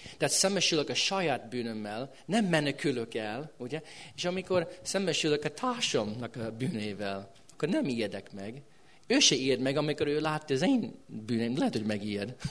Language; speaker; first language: Hungarian; non-native, fluent; English